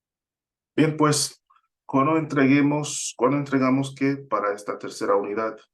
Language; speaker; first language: Spanish; non-native, fluent; English